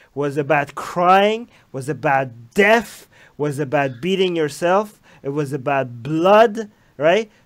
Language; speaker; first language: English; non-native, fluent; Persian